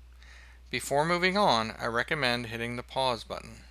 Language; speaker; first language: English; native; English